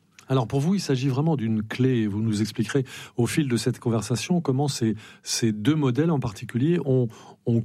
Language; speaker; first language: French; native; French